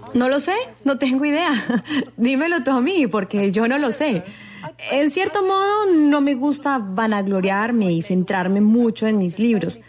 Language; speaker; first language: Spanish; non-native, fluent; English